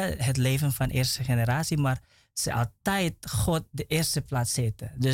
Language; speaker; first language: Dutch; non-native, learner; Indonesian